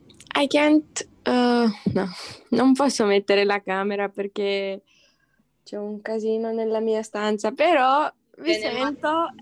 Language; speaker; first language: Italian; non-native, learner; Romanian